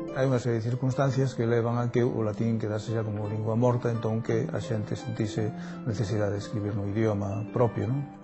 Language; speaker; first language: Galician; native; Galician